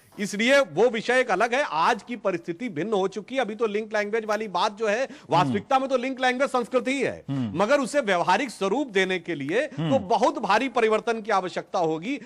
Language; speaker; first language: Hindi; native; Hindi